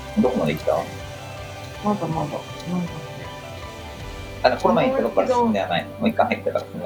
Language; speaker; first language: Japanese; native; Japanese